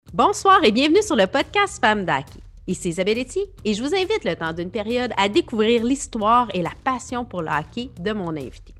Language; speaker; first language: French; native; French